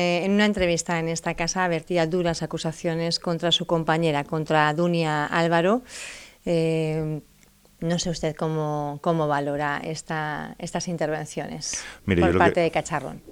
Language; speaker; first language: Spanish; native; Spanish